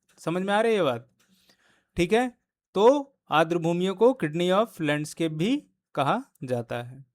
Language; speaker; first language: Hindi; native; Hindi